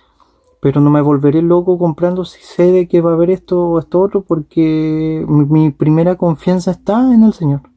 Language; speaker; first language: Spanish; native; Spanish